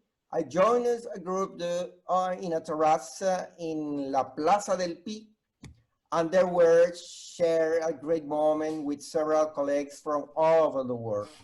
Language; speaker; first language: English; non-native, fluent; Spanish